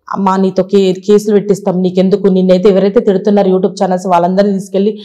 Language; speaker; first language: Telugu; native; Telugu